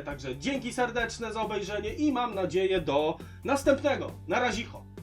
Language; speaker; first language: Polish; native; Polish